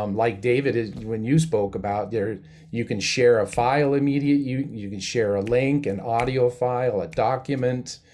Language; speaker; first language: English; native; English